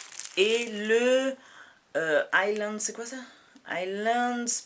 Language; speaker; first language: French; native; French